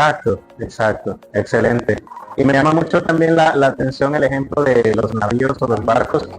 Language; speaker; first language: Spanish; native; Spanish